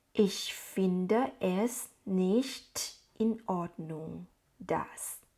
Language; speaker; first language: German; non-native, fluent; Thai